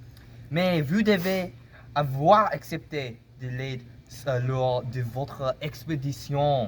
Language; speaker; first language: French; non-native, learner; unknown